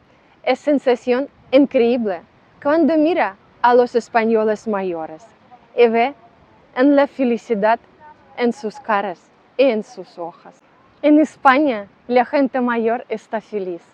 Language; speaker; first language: Spanish; non-native, learner; Russian